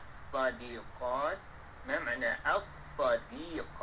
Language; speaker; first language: Arabic; non-native, fluent; Malay